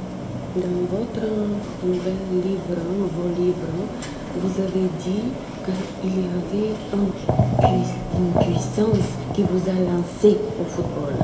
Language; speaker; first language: French; non-native, fluent; Bulgarian